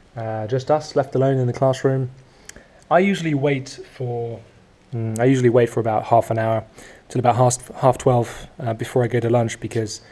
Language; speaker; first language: English; native; English